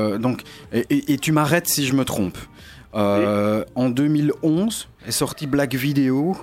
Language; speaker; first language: French; native; French